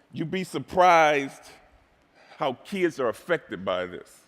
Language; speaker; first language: English; native; English